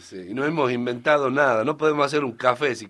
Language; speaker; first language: Spanish; native; Spanish